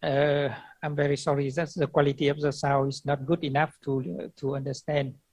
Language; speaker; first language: English; non-native, fluent; Vietnamese